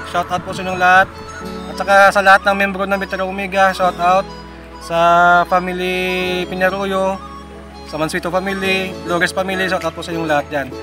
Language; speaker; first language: Filipino; non-native, local second language; Hiligaynon